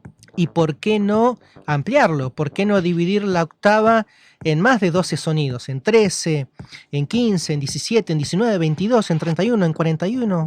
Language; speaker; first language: Spanish; native; Spanish